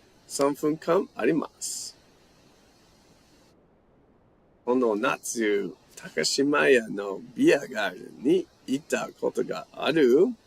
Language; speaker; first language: Japanese; non-native, fluent; English